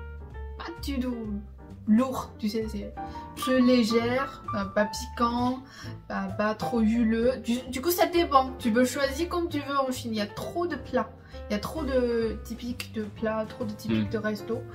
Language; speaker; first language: French; non-native, fluent; Chinese